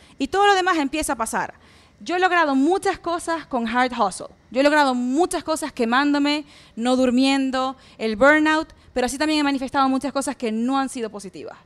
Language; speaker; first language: Spanish; native; Spanish